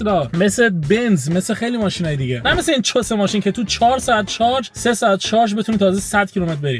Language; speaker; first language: Persian; native; Persian